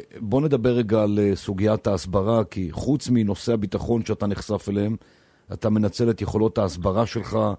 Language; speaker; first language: Hebrew; native; Hebrew